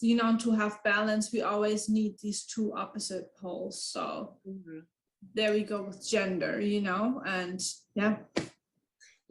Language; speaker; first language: English; non-native, fluent; German